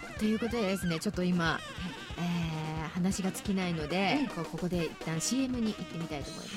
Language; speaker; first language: Japanese; native; Japanese